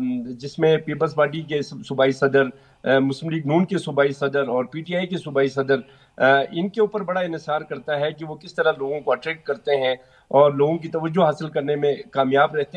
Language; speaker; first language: Hindi; non-native, local second language; Balti